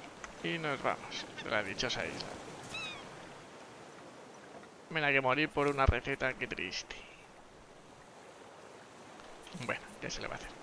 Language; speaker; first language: Spanish; native; Spanish